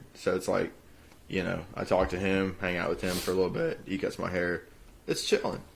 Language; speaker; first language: English; native; English